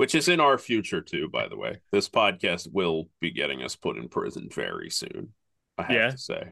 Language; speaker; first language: English; native; English